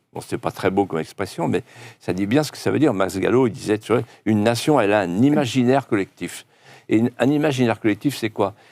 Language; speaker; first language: French; non-native, local second language; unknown